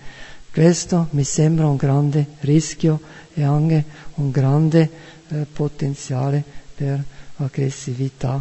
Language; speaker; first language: Italian; non-native, fluent; German